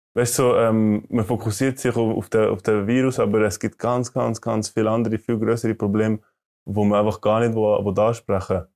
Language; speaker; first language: German; early bilingual, other home language; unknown